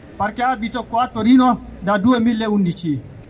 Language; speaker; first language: Italian; non-native, learner; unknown